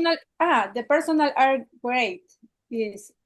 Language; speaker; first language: English; non-native, learner; Spanish